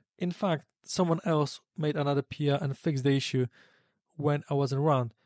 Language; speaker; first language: English; non-native, fluent; Polish